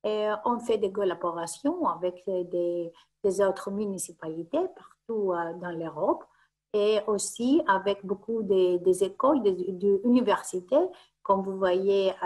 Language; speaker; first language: French; non-native, fluent; Greek